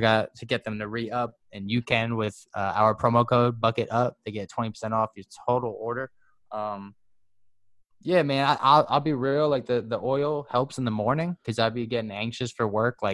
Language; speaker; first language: English; native; English